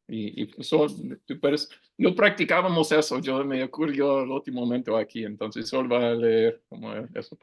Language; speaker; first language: Spanish; non-native, learner; English